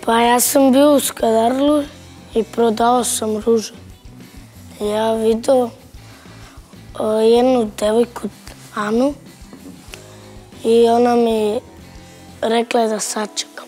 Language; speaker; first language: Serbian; non-native, local second language; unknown